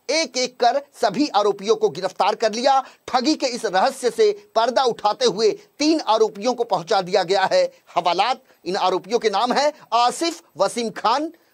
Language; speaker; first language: Hindi; native; Hindi